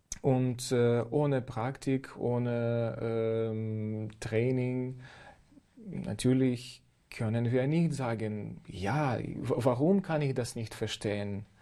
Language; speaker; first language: German; non-native, fluent; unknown